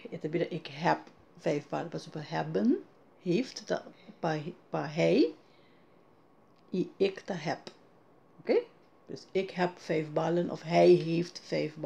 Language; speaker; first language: Dutch; non-native, learner; Papiamento